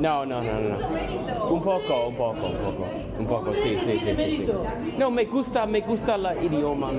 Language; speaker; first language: Spanish; non-native, learner; English